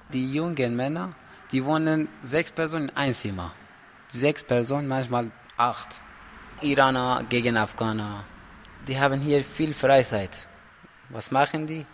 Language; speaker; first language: German; non-native, learner; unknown